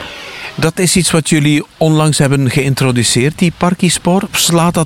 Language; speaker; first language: Dutch; native; Dutch